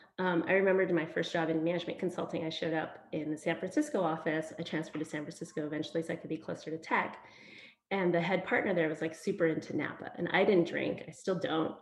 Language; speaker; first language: English; early bilingual, other home language; Vietnamese